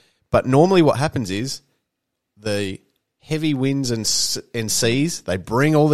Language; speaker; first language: English; native; English